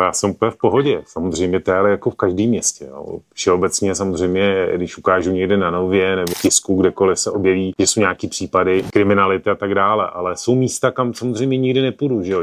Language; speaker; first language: Czech; native; Czech